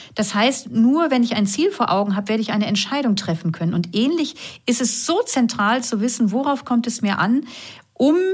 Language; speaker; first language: German; native; German